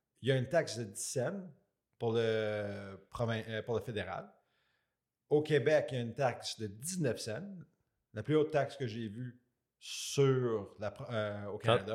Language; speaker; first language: French; native; French